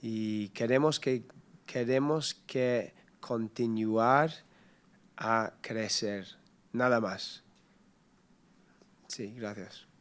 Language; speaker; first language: Spanish; non-native, learner; English